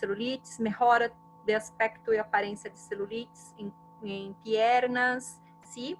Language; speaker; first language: Spanish; non-native, fluent; Portuguese